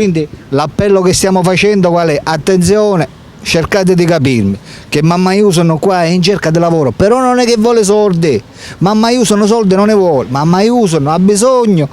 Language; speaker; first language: Italian; native; Italian